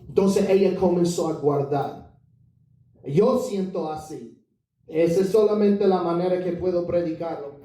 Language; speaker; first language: Spanish; non-native, fluent; English